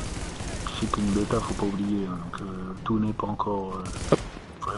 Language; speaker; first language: French; native; French